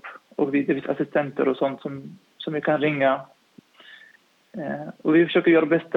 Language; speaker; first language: Swedish; non-native, fluent; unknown